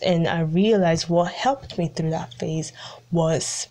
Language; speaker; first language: English; early bilingual, other home language; Italian